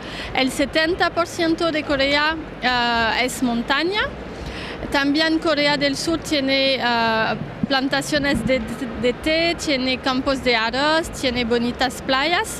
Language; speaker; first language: Spanish; non-native, fluent; Korean